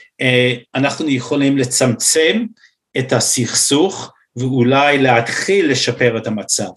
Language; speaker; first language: Hebrew; non-native, fluent; English